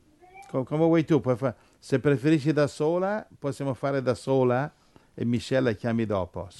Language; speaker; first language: Italian; non-native, fluent; Spanish